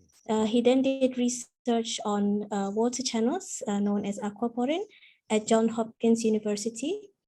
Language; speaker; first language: English; non-native, fluent; Indonesian